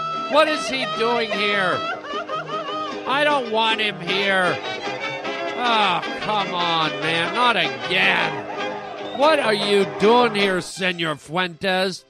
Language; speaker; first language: English; native; English